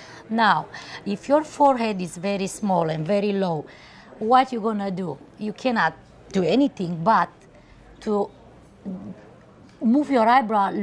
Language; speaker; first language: English; non-native, fluent; Romanian